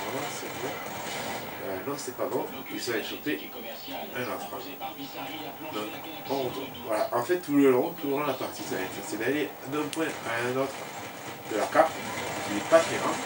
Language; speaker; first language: French; native; French